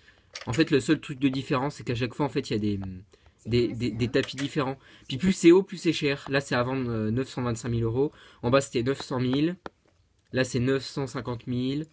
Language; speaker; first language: French; native; French